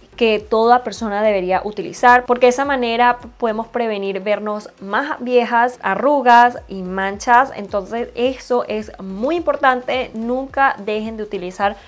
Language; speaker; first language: Spanish; non-native, fluent; Chinese